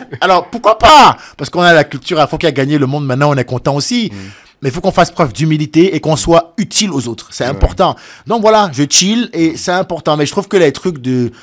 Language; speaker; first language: French; native; French